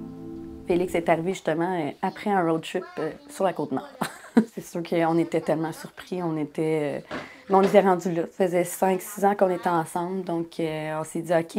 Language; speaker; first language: French; native; French